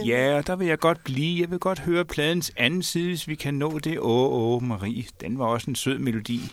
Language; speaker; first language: Danish; native; Danish